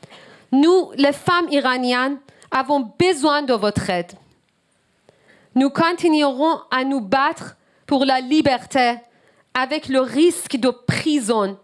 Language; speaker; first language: French; non-native, learner; Persian